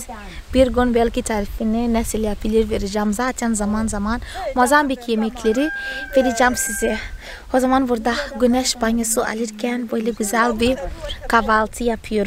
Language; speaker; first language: Turkish; non-native, fluent; Portuguese